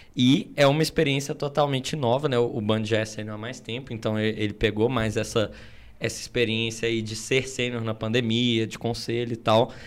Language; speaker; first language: Portuguese; native; Portuguese